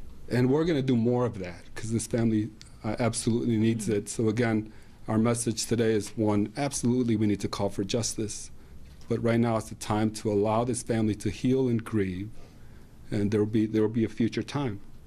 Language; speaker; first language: English; early bilingual, other home language; Spanish